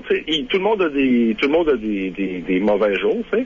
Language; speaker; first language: French; native; French